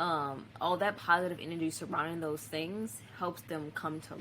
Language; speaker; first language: English; native; English